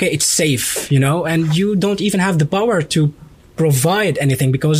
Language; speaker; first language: English; non-native, fluent; Arabic